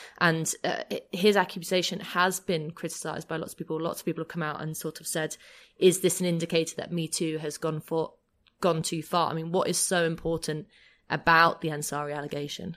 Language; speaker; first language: English; native; English